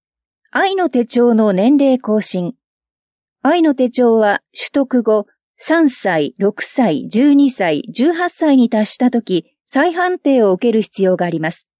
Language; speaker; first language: Japanese; native; Japanese